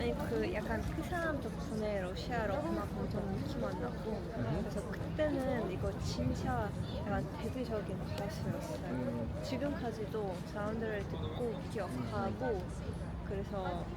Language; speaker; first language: Korean; non-native, learner; Russian